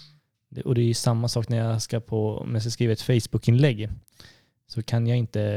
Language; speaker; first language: Swedish; native; Swedish